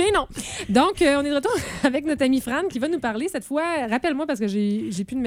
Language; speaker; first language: French; native; French